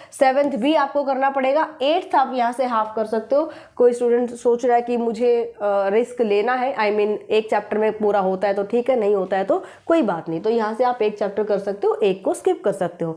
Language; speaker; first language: Hindi; native; Hindi